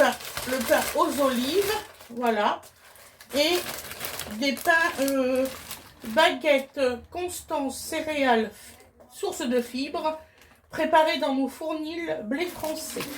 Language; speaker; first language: French; native; French